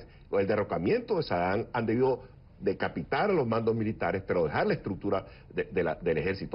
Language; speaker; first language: Spanish; native; Spanish